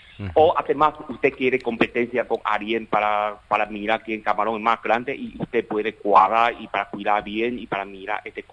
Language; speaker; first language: Spanish; non-native, learner; Chinese